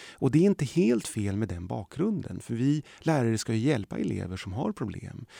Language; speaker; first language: Swedish; early bilingual, other home language; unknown